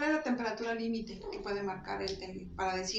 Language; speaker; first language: Spanish; native; Spanish